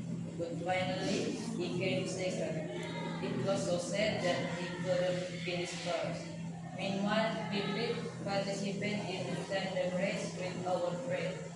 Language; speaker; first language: English; non-native, learner; Indonesian